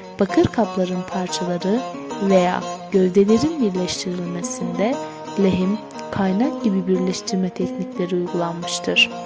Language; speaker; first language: Turkish; native; Turkish